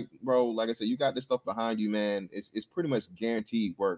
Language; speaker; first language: English; native; English